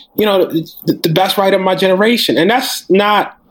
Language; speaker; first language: English; native; English